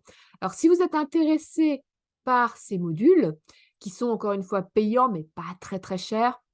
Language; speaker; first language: French; native; French